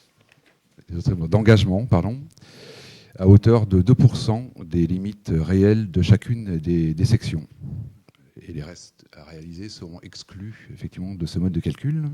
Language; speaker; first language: French; native; French